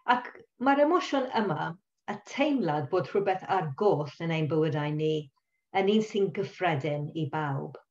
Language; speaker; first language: Welsh; non-native, local second language; English